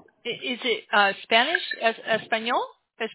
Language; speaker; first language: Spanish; non-native, learner; English